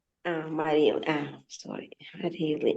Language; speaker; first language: Arabic; non-native, learner; Malayalam